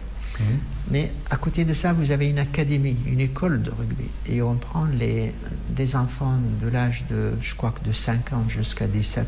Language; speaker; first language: French; non-native, fluent; Arabic